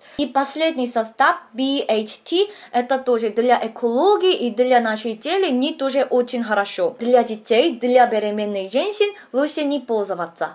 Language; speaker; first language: Russian; non-native, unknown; Korean